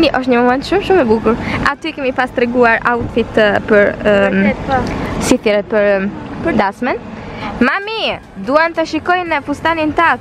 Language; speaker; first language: Albanian; early bilingual, heritage; Albanian